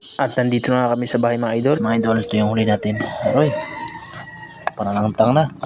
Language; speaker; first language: Filipino; native; Filipino